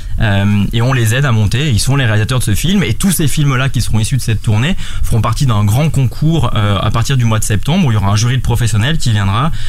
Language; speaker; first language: French; native; French